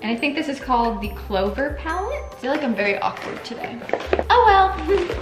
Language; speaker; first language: English; native; English